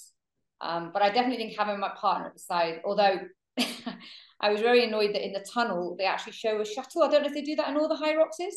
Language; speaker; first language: English; native; English